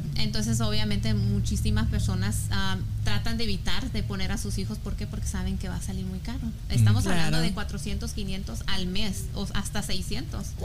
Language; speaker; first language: Spanish; early bilingual, heritage; Spanish